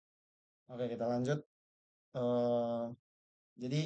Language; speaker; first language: Indonesian; native; Indonesian